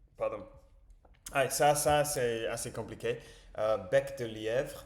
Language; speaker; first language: French; non-native, learner; English